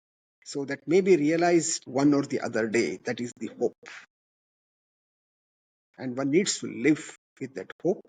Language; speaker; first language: English; non-native, local second language; Kannada